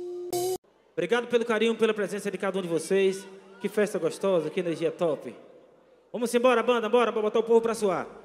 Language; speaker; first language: Portuguese; native; Portuguese